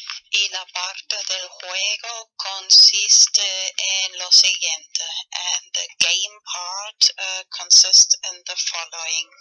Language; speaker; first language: Spanish; non-native, fluent; German